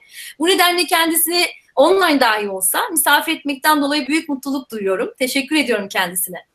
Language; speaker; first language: Turkish; native; Turkish